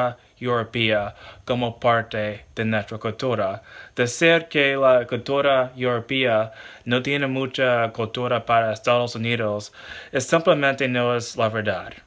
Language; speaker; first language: Spanish; non-native, learner; English